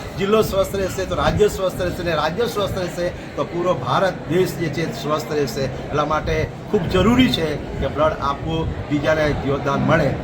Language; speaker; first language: Gujarati; non-native, local second language; Gamit